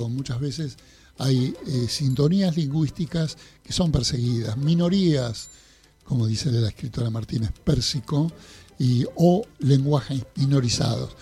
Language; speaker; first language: Spanish; native; Spanish